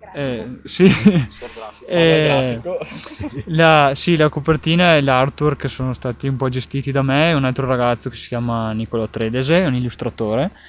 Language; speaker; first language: Italian; native; Italian